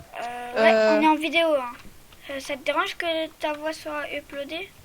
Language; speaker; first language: French; native; French